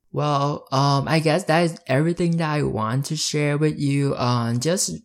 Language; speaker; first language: English; early bilingual, other home language; Vietnamese